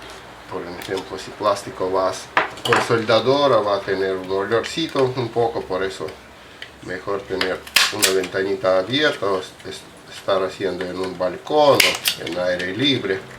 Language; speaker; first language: Spanish; non-native, fluent; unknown